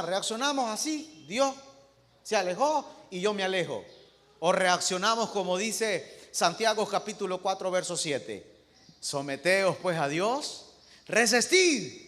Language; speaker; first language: Spanish; native; Spanish